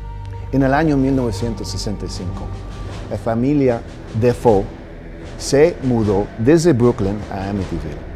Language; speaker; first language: Spanish; early bilingual, heritage; English